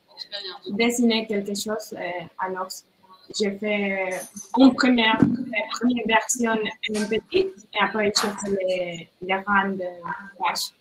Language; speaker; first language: French; non-native, learner; Spanish